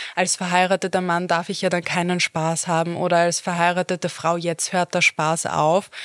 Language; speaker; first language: German; native; German